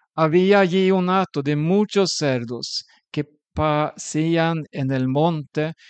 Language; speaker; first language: Spanish; non-native, fluent; Swedish